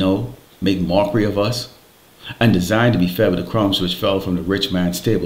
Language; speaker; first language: English; native; English